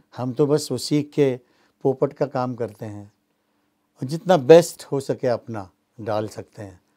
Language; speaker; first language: Hindi; non-native, local second language; Marathi